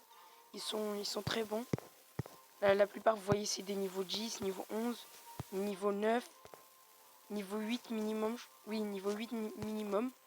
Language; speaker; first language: French; native; French